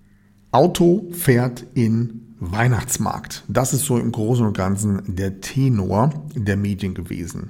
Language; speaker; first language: German; native; German